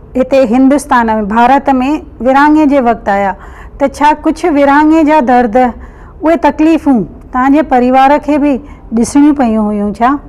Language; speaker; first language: Sindhi; early bilingual, heritage; Sindhi